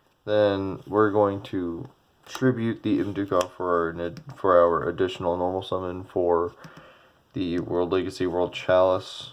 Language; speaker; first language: English; native; English